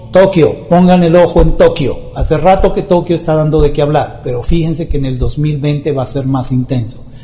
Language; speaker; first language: Spanish; native; Spanish